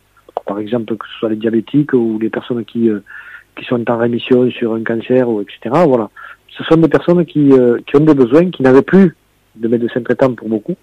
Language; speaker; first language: French; native; French